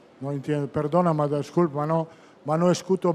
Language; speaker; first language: Portuguese; non-native, fluent; Italian